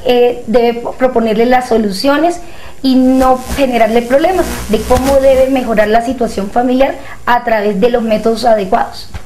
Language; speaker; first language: Spanish; native; Spanish